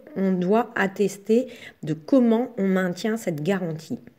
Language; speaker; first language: French; native; French